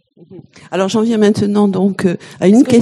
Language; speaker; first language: French; native; French